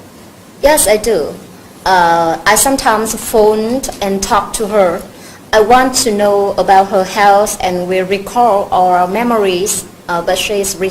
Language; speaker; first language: English; non-native, learner; Vietnamese